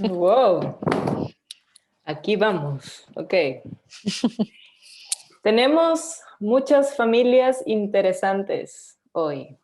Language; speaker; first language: Spanish; non-native, learner; English